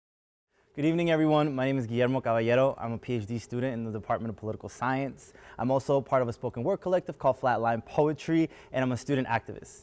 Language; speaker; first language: English; early bilingual, other home language; Spanish